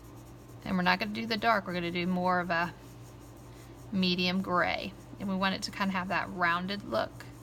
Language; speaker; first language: English; native; English